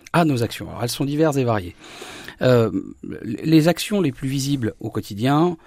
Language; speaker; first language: French; native; French